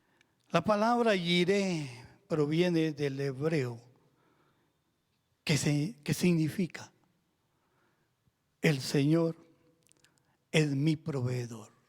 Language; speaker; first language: Spanish; native; Spanish